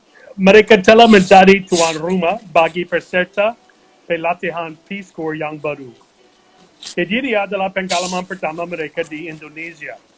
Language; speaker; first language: Indonesian; non-native, fluent; English